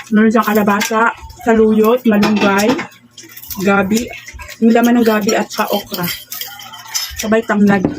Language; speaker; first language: Filipino; non-native, local second language; Cebuano